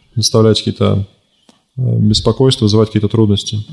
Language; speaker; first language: Russian; native; Russian